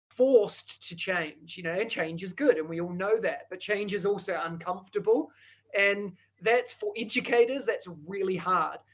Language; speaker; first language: English; native; English